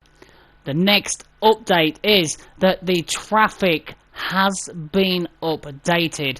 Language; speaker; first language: English; native; English